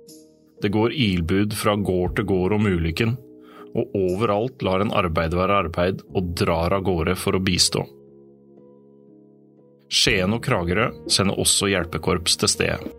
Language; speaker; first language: Norwegian; native; Norwegian